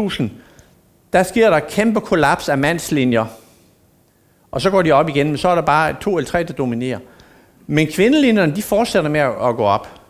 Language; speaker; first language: Danish; native; Danish